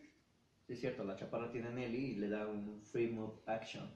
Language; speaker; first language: Spanish; native; Spanish